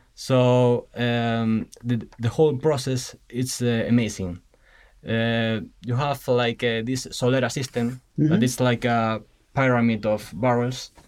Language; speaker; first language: English; non-native, fluent; Spanish